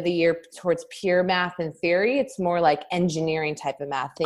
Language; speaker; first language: English; native; English